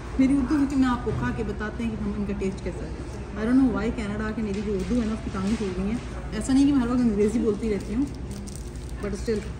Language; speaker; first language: Urdu; native; Urdu